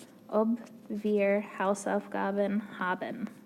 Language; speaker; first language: German; non-native, fluent; English